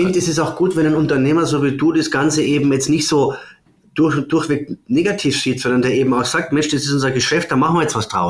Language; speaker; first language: German; native; German